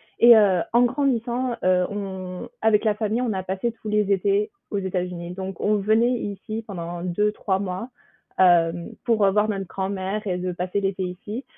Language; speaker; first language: French; native; French